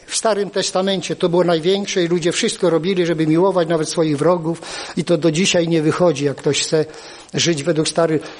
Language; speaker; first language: Polish; native; Polish